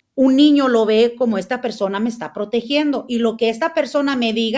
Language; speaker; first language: Spanish; early bilingual, heritage; Spanish